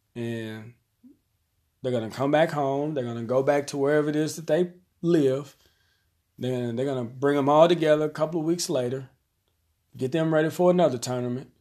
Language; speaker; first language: English; native; English